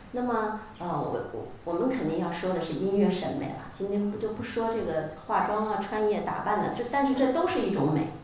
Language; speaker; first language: Chinese; native; Chinese